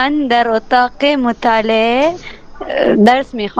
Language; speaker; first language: Persian; non-native, learner; Urdu